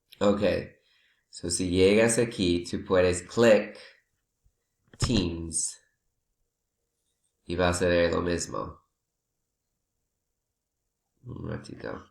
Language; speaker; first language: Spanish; non-native, learner; English